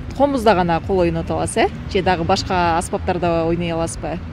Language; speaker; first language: Kyrgyz; native; Kyrgyz